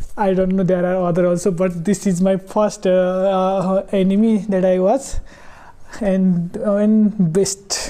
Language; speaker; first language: English; non-native, local second language; Nepali